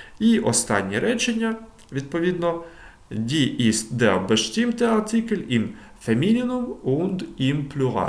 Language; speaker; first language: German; non-native, fluent; Ukrainian